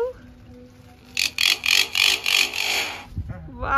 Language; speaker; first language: English; non-native, learner; Indonesian